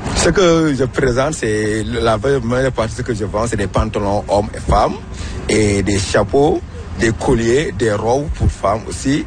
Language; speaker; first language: French; non-native, local second language; Wolof